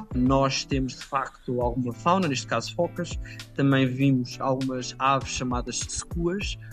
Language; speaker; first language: Portuguese; native; Portuguese